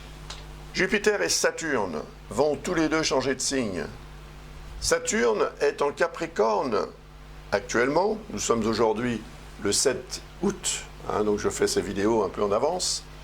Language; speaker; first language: French; native; French